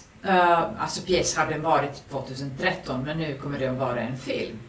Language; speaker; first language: Swedish; non-native, fluent; Serbian